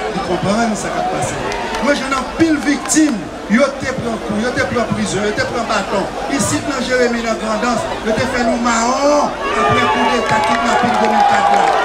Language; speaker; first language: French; non-native, local second language; Haitian Creole